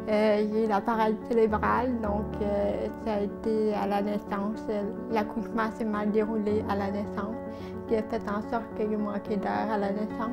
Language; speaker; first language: French; native; French